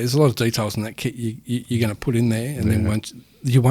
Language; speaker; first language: English; native; English